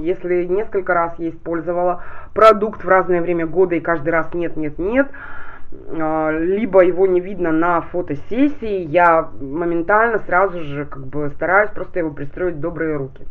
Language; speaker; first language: Russian; native; Russian